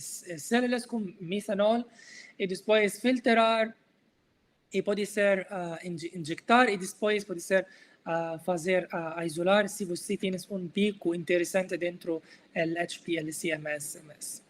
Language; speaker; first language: Portuguese; non-native, learner; Arabic